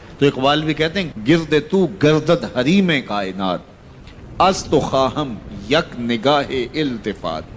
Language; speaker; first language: Urdu; non-native, local second language; Punjabi